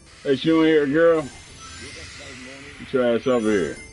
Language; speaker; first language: English; native; English